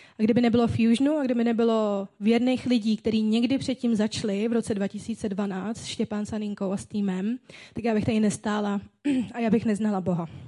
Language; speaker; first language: Czech; native; Czech